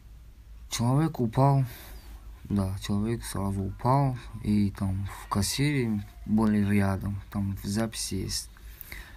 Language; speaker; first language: Russian; non-native, learner; Tajik